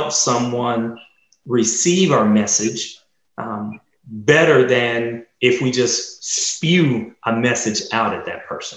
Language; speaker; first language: English; native; English